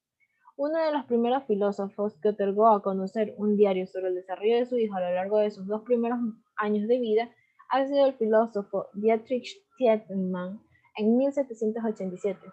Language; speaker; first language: Spanish; native; Spanish